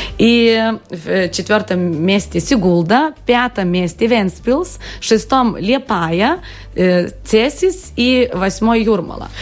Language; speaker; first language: Russian; non-native, fluent; Lithuanian